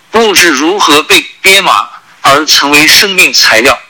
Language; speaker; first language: Chinese; native; Chinese